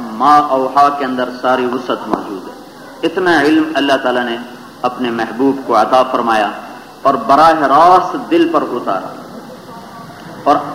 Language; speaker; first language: Urdu; native; Urdu